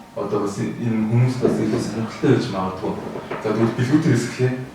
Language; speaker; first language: Mongolian; native; Mongolian